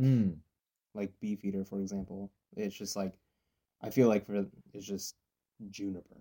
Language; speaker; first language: English; native; English